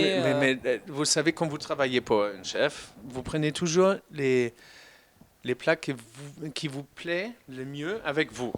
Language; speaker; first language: French; non-native, fluent; German